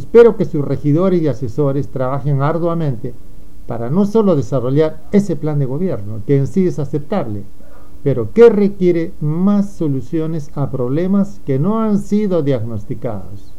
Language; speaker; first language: Spanish; native; Spanish